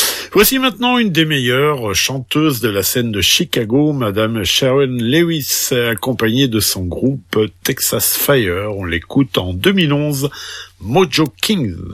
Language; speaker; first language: French; native; French